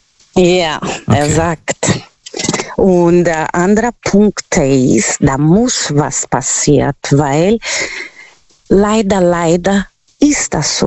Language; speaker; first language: German; non-native, learner; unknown